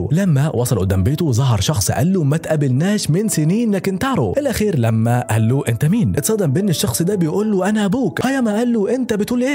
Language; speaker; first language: Arabic; native; Arabic